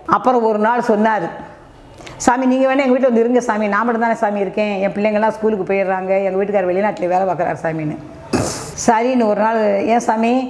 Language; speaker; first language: Tamil; native; Tamil